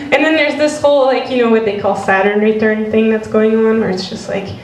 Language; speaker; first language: English; non-native, fluent; French